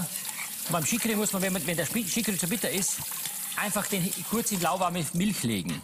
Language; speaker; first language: German; native; German